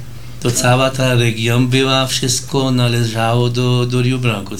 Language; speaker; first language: Polish; early bilingual, heritage; Polish